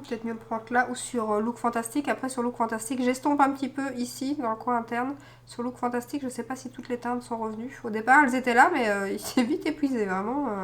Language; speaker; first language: French; native; French